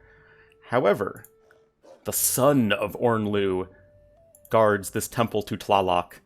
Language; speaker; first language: English; native; English